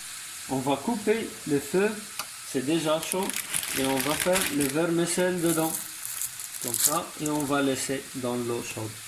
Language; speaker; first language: French; non-native, learner; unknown